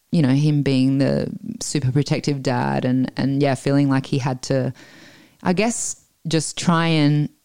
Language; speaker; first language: English; early bilingual, other home language; Italian